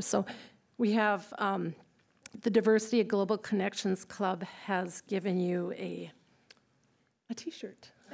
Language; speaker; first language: English; native; English